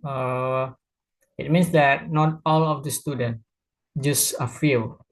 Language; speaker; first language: English; non-native, learner; Indonesian